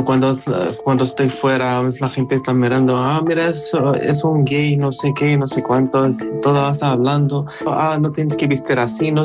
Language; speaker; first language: Spanish; non-native, learner; Arabic